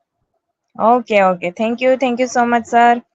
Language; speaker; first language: Hindi; native; Hindi